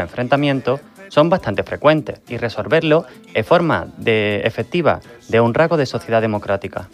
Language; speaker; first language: Spanish; native; Spanish